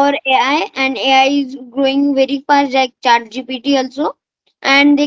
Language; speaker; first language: English; non-native, learner; Marathi